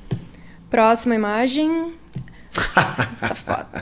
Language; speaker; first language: Portuguese; native; Portuguese